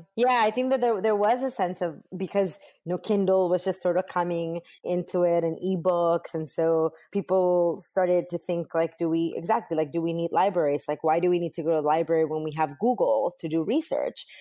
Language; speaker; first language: English; early bilingual, other home language; Spanish